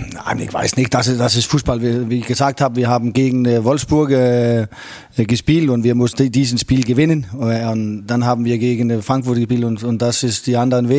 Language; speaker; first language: German; non-native, fluent; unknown